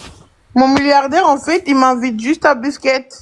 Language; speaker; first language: French; native; French